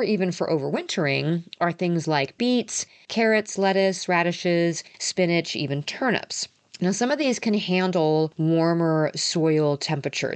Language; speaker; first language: English; native; English